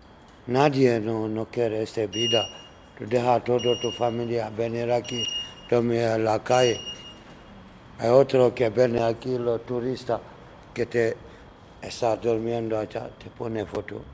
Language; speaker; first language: Spanish; non-native, learner; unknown